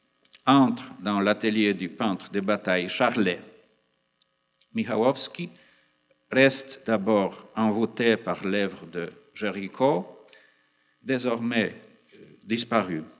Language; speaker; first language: French; non-native, fluent; Polish